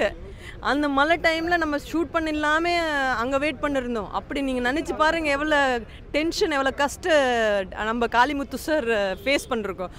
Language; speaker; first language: Tamil; non-native, fluent; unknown